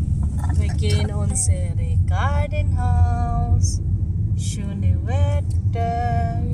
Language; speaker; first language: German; non-native, learner; Filipino